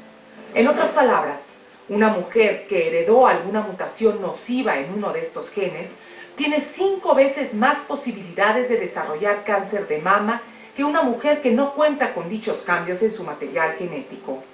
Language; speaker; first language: Spanish; native; Spanish